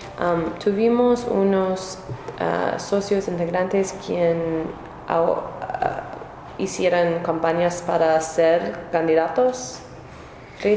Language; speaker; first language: Spanish; non-native, learner; English